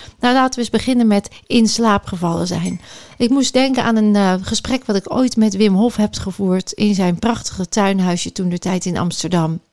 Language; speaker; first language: Dutch; native; Dutch